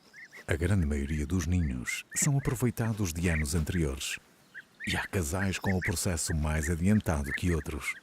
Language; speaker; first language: Portuguese; native; Portuguese